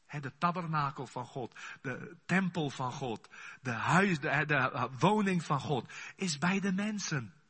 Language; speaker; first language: Dutch; non-native, fluent; Afrikaans